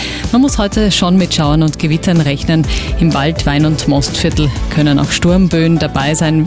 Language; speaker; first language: German; native; German